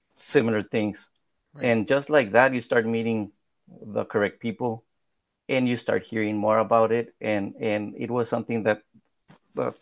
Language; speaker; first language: English; early bilingual, other home language; Spanish